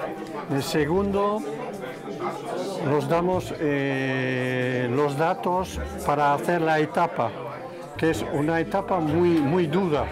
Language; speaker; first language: Spanish; non-native, fluent; French